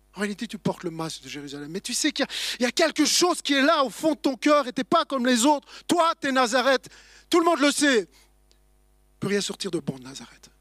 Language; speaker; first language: French; native; French